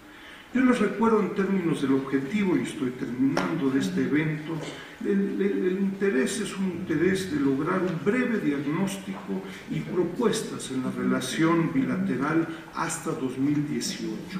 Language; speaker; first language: Spanish; native; Spanish